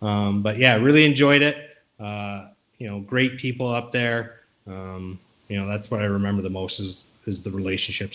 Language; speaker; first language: English; native; English